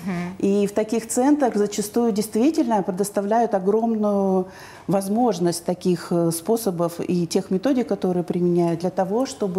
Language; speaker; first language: Russian; native; Russian